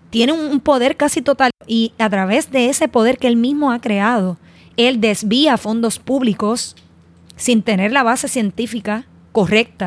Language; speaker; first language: Spanish; native; Spanish